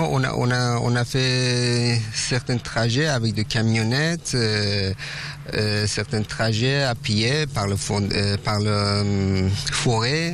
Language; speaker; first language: French; non-native, fluent; Persian